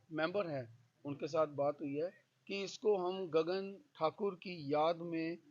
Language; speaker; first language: Hindi; non-native, local second language; Punjabi